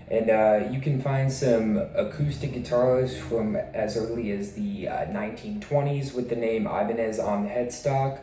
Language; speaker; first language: English; native; English